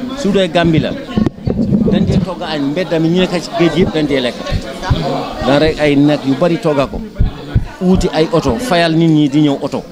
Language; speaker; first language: Wolof; non-native, local second language; Fula